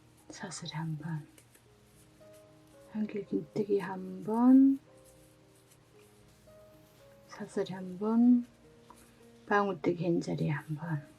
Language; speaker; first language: Korean; native; Korean